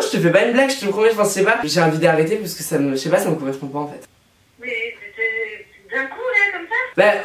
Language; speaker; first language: French; native; French